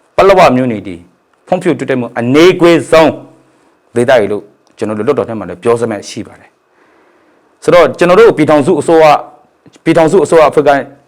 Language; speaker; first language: Burmese; non-native, local second language; Hakha Chin